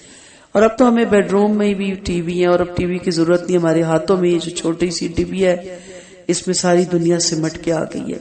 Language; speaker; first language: Urdu; native; Urdu